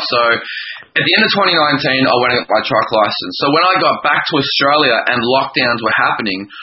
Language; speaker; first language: English; native; English